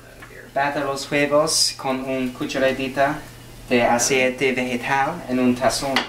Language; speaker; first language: Spanish; non-native, learner; English